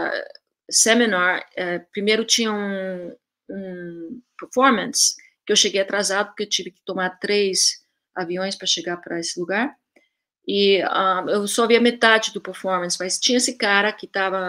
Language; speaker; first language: Portuguese; early bilingual, heritage; Portuguese